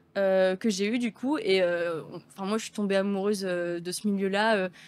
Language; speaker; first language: French; native; French